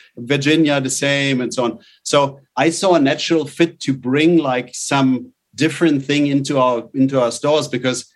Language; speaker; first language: English; non-native, fluent; German